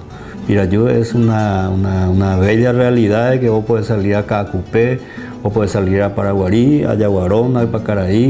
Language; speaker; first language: Spanish; native; Spanish